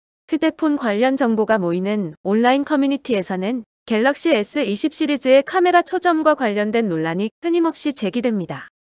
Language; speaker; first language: Korean; native; Korean